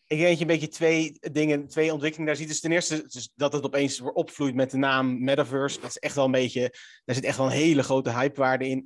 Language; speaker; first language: Dutch; native; Dutch